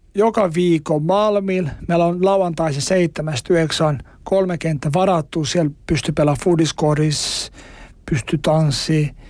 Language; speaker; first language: Finnish; non-native, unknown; Albanian